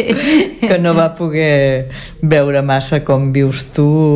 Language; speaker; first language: Catalan; native; Catalan